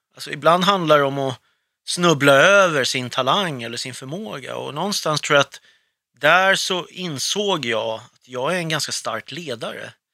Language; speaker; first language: Swedish; early bilingual, other home language; Arabic